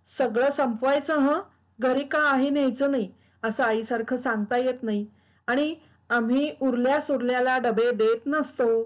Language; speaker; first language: Marathi; native; Marathi